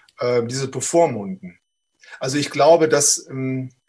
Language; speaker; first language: German; native; German